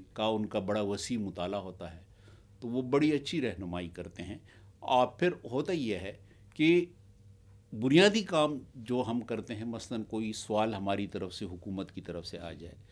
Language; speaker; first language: Urdu; non-native, local second language; Pashto